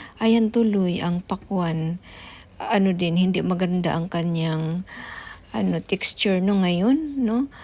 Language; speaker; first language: Filipino; non-native, local second language; Cebuano